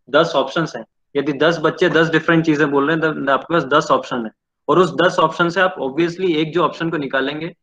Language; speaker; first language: Hindi; non-native, local second language; Odia